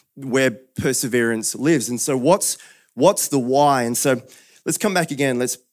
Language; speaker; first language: English; native; English